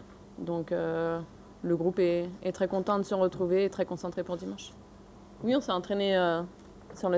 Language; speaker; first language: French; native; French